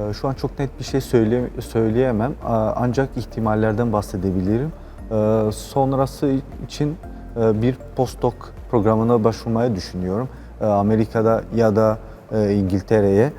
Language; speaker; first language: Turkish; non-native, fluent; Albanian